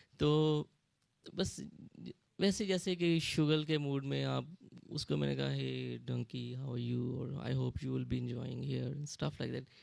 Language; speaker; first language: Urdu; early bilingual, heritage; Urdu